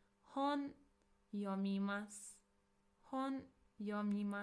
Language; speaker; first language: Japanese; non-native, fluent; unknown